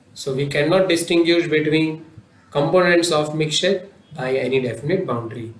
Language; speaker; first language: English; non-native, local second language; Gujarati